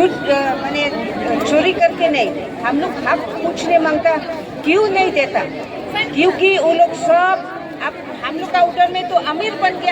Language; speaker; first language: Hindi; non-native, local second language; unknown